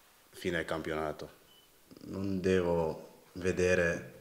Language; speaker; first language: Italian; non-native, learner; Dutch